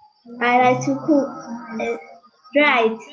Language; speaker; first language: English; non-native, learner; Vietnamese